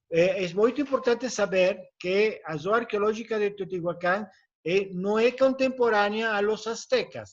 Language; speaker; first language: Portuguese; non-native, learner; Spanish